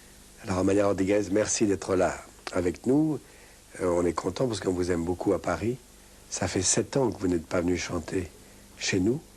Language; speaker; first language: French; native; French